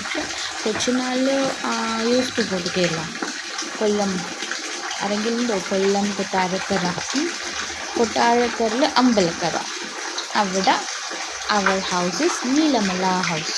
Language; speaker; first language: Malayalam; non-native, local second language; Telugu